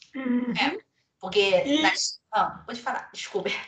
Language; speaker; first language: Portuguese; non-native, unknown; Chinese